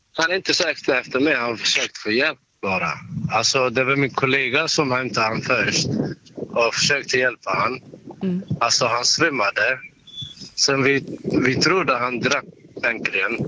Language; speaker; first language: Swedish; non-native, fluent; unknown